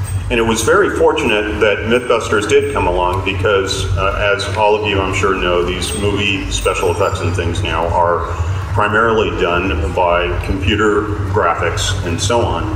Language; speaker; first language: English; native; English